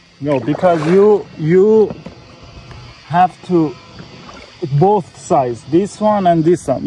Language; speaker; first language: English; non-native, learner; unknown